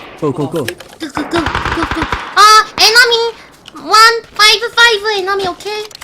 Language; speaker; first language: English; non-native, learner; Korean